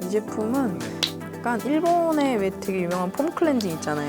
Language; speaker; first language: Korean; native; Korean